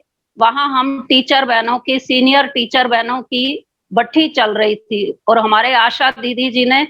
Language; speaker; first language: Hindi; native; Hindi